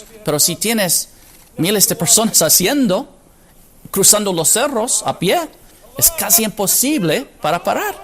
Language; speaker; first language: Spanish; non-native, fluent; English